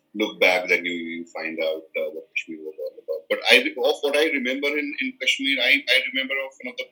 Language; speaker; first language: English; non-native, local second language; Kashmiri